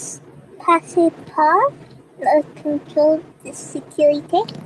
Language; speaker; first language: French; non-native, learner; English